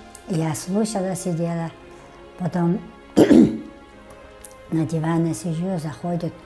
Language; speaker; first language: Russian; non-native, local second language; Tuvinian